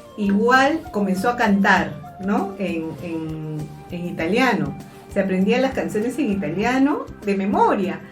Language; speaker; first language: Spanish; native; Spanish